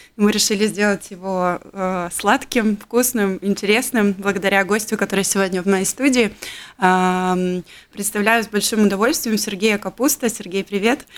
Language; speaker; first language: Russian; native; Russian